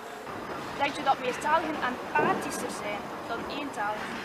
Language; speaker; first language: Dutch; native; Dutch